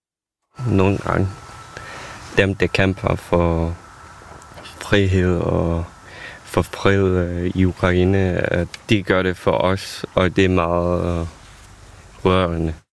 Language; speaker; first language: Danish; non-native, fluent; Ukrainian